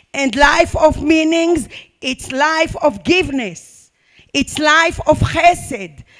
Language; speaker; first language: English; non-native, learner; Arabic